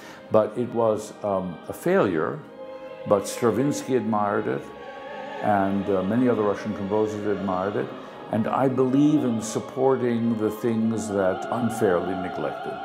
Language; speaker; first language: English; early bilingual, other home language; Russian